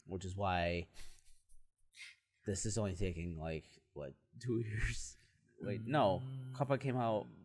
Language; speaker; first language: English; native; English